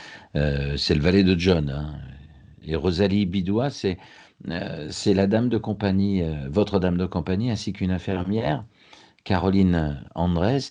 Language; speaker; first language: French; native; French